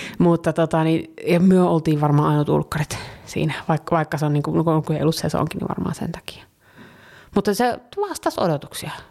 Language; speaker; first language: Finnish; early bilingual, heritage; Finnish